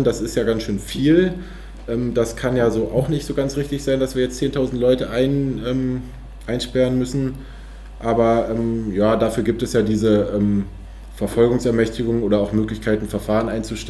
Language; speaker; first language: German; native; German